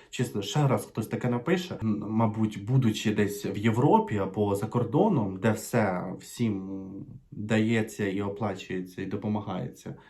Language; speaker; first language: Ukrainian; native; Ukrainian